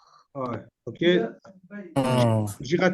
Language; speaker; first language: French; non-native, learner; Bangla